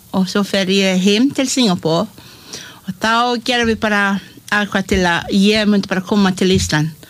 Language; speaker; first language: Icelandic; non-native, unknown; Malay